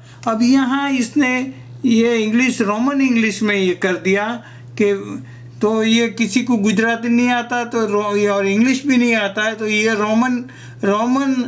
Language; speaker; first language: Hindi; non-native, local second language; Gujarati